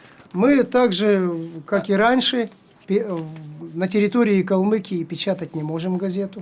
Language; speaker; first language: Russian; native; Russian